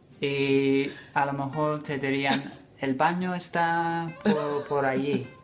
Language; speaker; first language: Spanish; non-native, fluent; English